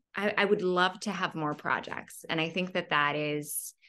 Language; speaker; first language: English; native; English